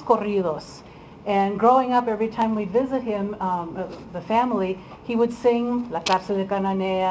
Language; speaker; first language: English; early bilingual, other home language; Spanish